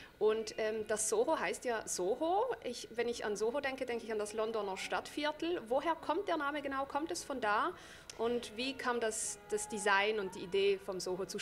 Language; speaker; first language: German; native; German